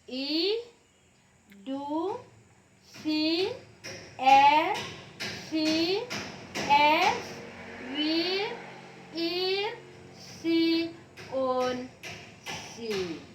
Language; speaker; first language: German; non-native, learner; Indonesian